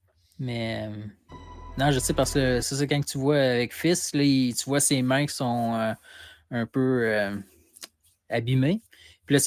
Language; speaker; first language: French; native; French